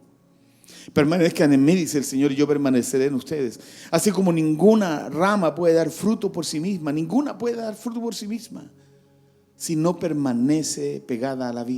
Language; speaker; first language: Spanish; native; Spanish